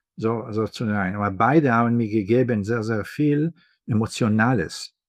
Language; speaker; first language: German; non-native, fluent; Hebrew